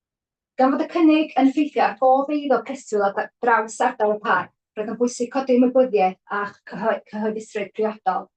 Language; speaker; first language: Welsh; native; Welsh